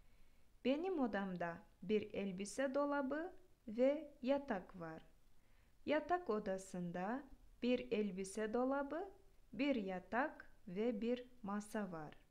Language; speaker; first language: Turkish; non-native, fluent; Kyrgyz